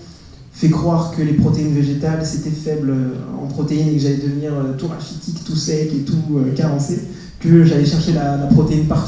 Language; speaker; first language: French; native; French